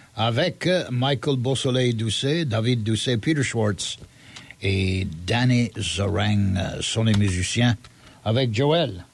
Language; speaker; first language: French; early bilingual, heritage; French